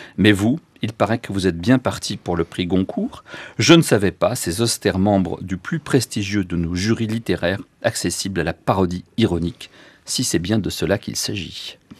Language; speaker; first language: French; native; French